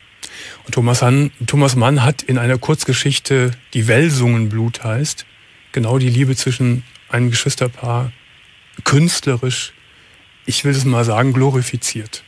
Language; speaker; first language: German; native; German